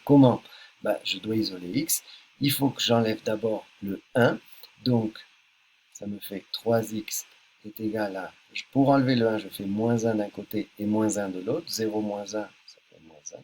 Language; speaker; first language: French; native; French